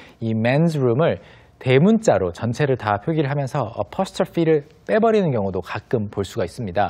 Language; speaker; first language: Korean; native; Korean